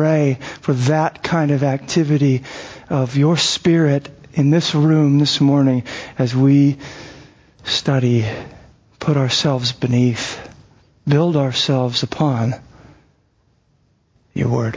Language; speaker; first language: English; native; English